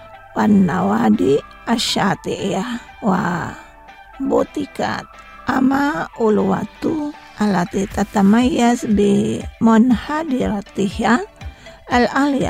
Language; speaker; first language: Arabic; non-native, fluent; Indonesian